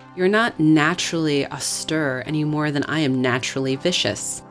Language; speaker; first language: English; native; English